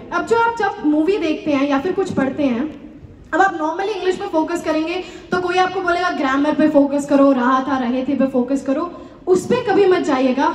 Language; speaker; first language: Hindi; native; Hindi